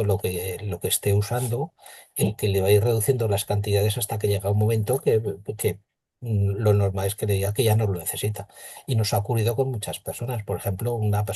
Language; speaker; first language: Spanish; native; Spanish